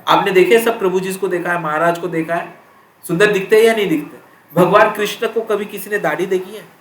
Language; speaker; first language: Hindi; non-native, local second language; Marathi